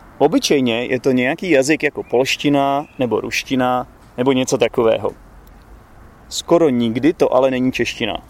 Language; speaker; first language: Czech; native; Czech